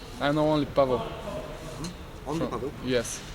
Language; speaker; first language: English; non-native, local second language; Bulgarian